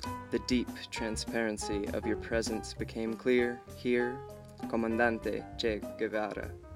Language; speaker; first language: English; native; English